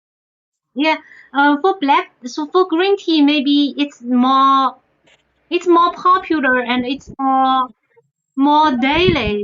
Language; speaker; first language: English; non-native, fluent; Chinese